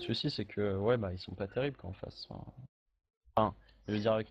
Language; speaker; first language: French; native; French